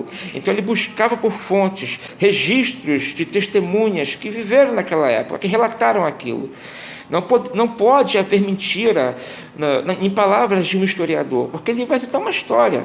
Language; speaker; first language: Portuguese; native; Portuguese